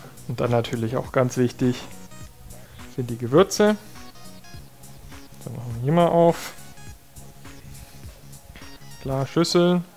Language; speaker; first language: German; native; German